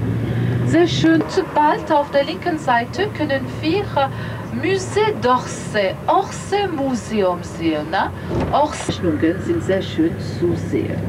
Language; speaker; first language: German; non-native, fluent; French